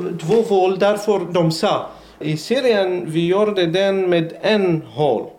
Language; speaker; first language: Swedish; non-native, learner; Arabic